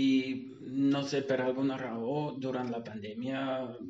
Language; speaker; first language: Catalan; non-native, fluent; German